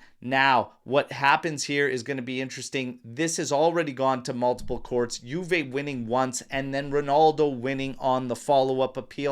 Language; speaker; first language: English; native; English